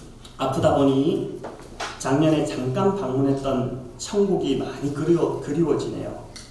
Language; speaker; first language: Korean; native; Korean